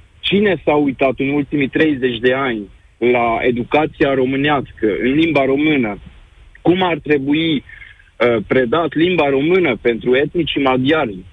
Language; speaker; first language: Romanian; non-native, local second language; Hungarian